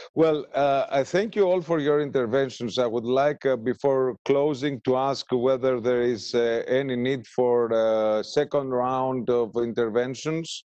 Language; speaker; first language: English; non-native, fluent; Greek